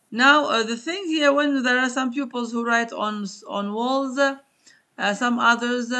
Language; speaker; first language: English; non-native, fluent; Arabic